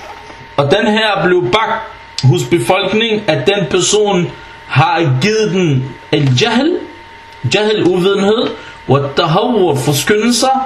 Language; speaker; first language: Danish; early bilingual, other home language; Arabic